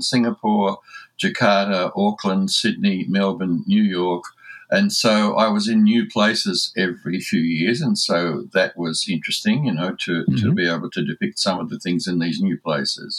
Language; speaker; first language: English; native; English